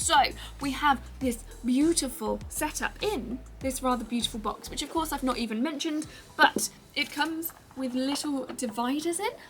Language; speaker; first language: English; native; English